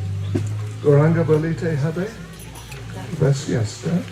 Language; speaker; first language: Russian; non-native, learner; English